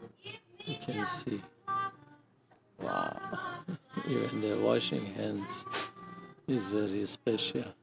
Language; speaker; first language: English; non-native, learner; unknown